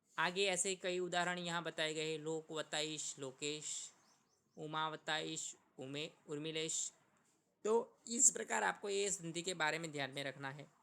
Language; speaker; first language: Hindi; non-native, local second language; Gujarati